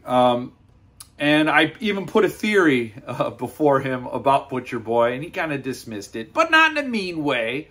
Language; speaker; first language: English; native; English